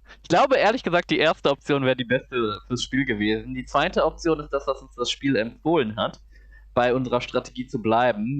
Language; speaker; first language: German; native; German